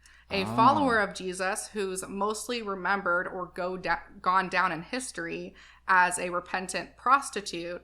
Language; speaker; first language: English; native; English